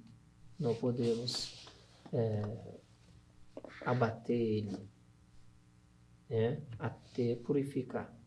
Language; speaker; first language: Portuguese; non-native, learner; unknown